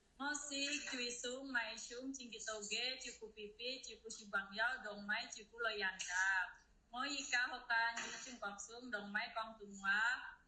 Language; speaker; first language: Cantonese; non-native, learner; Indonesian